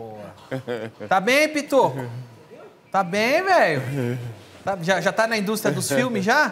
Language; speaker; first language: Portuguese; native; Portuguese